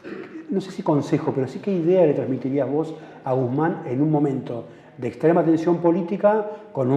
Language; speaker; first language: Spanish; native; Spanish